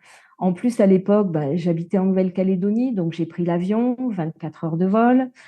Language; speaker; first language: French; native; French